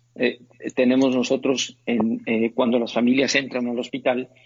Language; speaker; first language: Spanish; native; Spanish